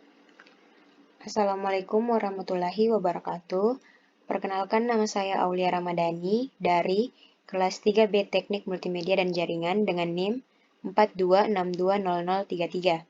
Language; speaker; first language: Indonesian; native; Indonesian